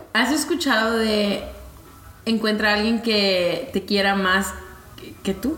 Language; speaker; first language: Spanish; early bilingual, heritage; Spanish